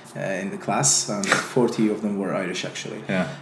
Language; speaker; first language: English; non-native, fluent; Azerbaijani